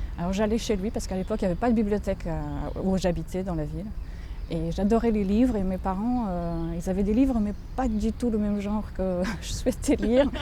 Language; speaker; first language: French; non-native, fluent; Portuguese